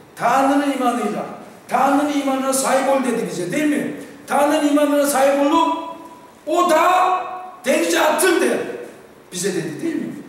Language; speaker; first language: Turkish; non-native, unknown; Korean